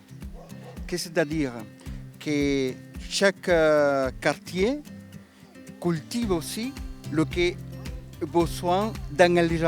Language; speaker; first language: French; non-native, learner; Spanish